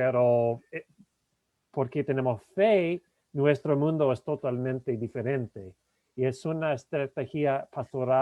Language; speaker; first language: Spanish; non-native, fluent; English